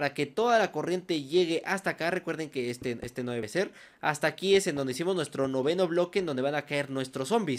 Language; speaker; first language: Spanish; native; Spanish